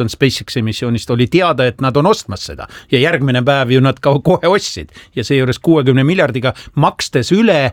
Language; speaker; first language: Estonian; native; Estonian